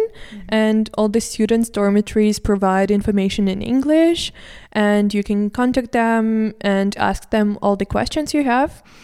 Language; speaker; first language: English; non-native, fluent; Russian